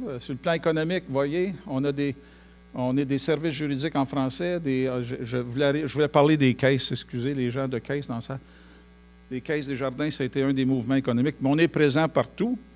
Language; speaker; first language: French; native; French